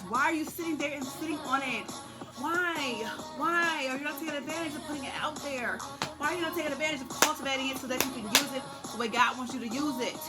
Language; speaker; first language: English; native; English